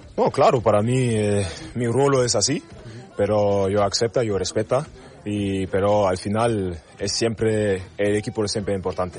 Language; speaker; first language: Spanish; non-native, learner; German